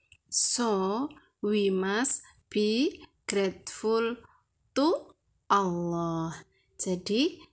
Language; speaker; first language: English; non-native, learner; Indonesian